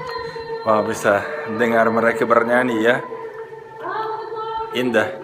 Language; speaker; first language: Indonesian; non-native, fluent; English